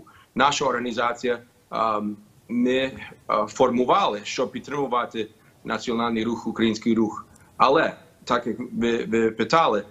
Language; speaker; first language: Ukrainian; early bilingual, heritage; Ukrainian